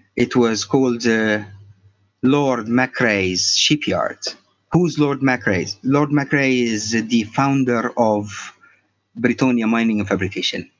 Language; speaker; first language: English; non-native, fluent; Arabic